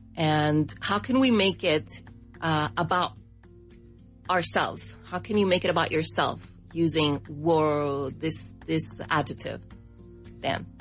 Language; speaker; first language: English; non-native, fluent; Spanish